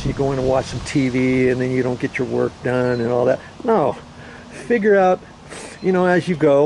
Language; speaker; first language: English; native; English